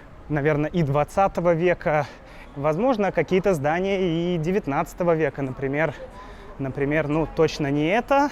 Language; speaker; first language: Russian; native; Russian